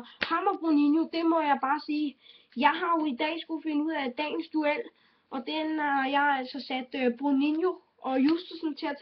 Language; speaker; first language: Danish; native; Danish